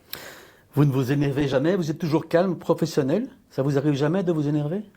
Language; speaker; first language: French; native; French